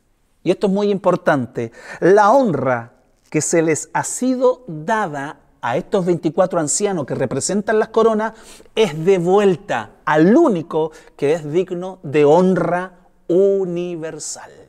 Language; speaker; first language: Spanish; native; Spanish